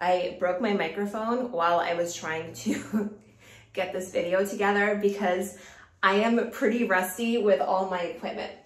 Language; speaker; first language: English; native; English